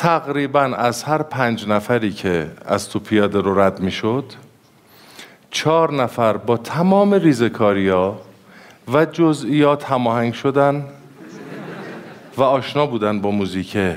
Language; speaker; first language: Persian; native; Persian